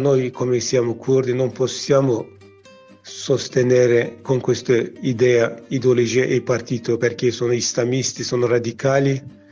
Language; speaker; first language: Italian; non-native, learner; Kurdish